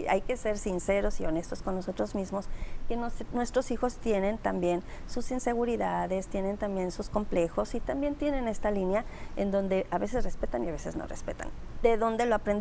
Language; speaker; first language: Spanish; native; Spanish